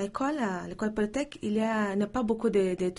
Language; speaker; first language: French; non-native, learner; Portuguese